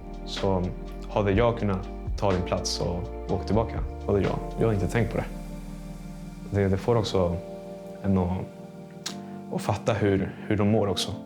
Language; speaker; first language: Swedish; non-native, fluent; Spanish